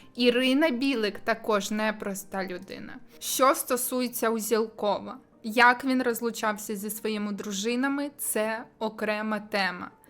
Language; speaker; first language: Ukrainian; native; Ukrainian